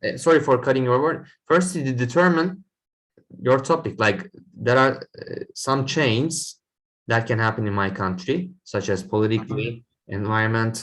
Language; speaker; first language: English; non-native, fluent; Turkish